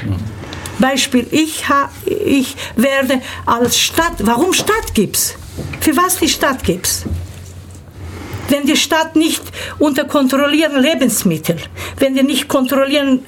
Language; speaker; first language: German; early bilingual, other home language; Turkish